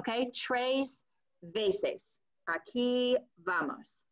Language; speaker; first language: Spanish; non-native, fluent; English